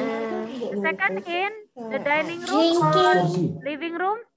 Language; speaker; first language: English; non-native, learner; Indonesian